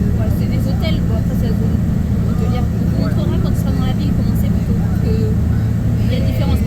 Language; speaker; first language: French; native; French